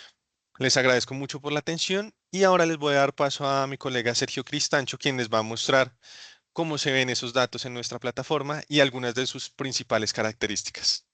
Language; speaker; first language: Spanish; native; Spanish